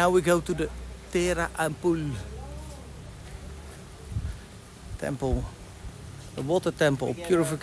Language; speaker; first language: English; non-native, learner; Dutch